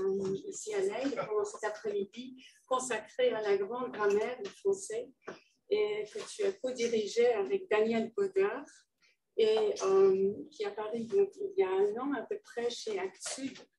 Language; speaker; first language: French; non-native, fluent; Dutch